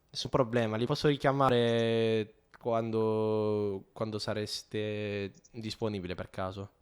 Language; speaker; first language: Italian; early bilingual, heritage; English